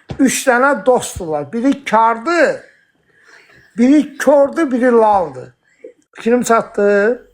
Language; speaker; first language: Azerbaijani; non-native, local second language; Talysh